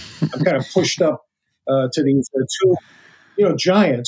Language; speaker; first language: English; native; English